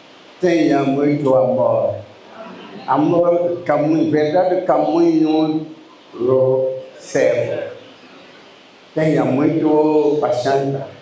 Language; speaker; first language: Portuguese; non-native, learner; Lingala